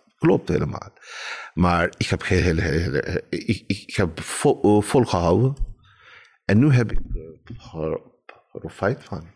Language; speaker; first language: Dutch; non-native, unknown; Urdu